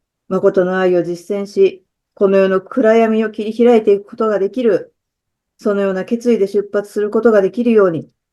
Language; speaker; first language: Japanese; native; Japanese